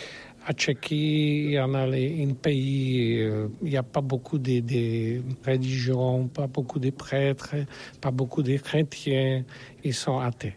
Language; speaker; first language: French; non-native, learner; Polish